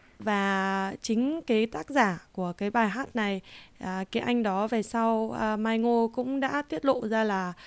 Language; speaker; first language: Vietnamese; early bilingual, heritage; Vietnamese